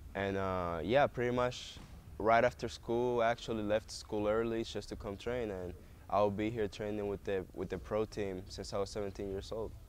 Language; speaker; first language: English; early bilingual, other home language; Spanish